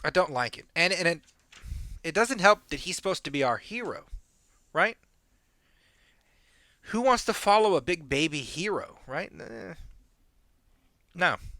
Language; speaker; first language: English; native; English